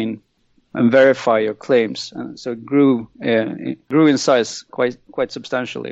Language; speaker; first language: English; non-native, fluent; Swedish